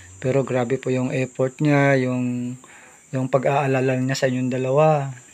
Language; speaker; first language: Filipino; non-native, local second language; Bikol